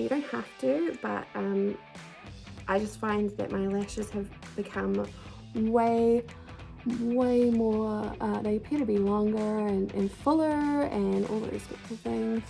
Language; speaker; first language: English; native; English